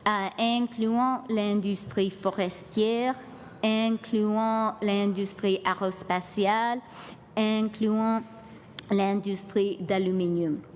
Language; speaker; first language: French; non-native, local second language; English